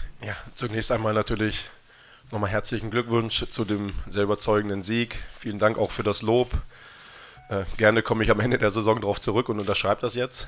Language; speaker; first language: German; native; German